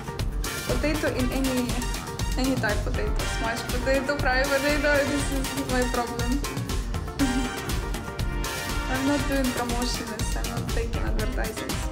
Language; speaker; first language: English; non-native, fluent; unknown